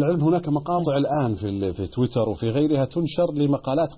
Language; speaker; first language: Arabic; native; Arabic